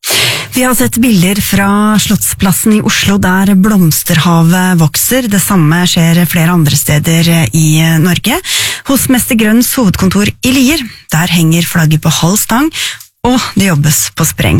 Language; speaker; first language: Norwegian; native; Norwegian